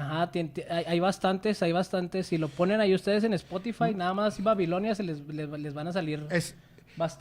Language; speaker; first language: Spanish; native; Spanish